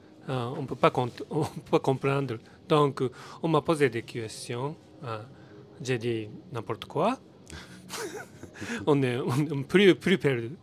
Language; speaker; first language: French; non-native, learner; Japanese